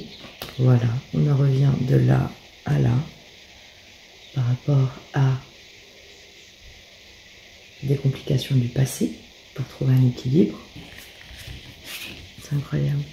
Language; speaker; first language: French; native; French